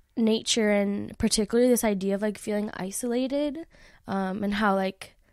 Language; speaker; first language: English; native; English